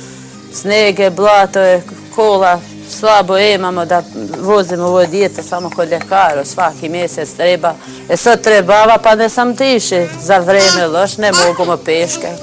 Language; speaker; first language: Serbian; non-native, learner; Albanian